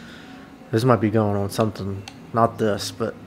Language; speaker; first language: English; native; English